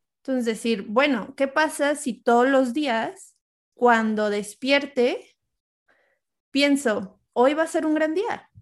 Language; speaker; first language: Spanish; native; Spanish